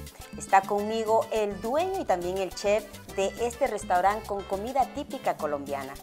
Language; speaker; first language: Spanish; native; Spanish